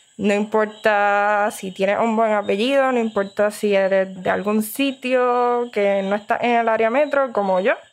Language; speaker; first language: Spanish; native; Spanish